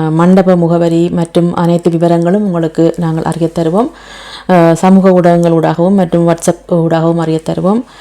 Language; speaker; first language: Tamil; native; Tamil